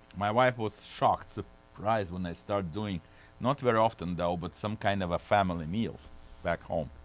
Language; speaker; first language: English; non-native, fluent; Russian